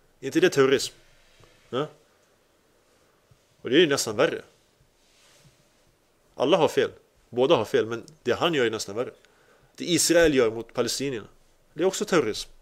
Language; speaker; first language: Swedish; early bilingual, other home language; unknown